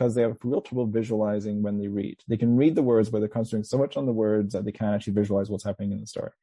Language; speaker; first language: English; native; English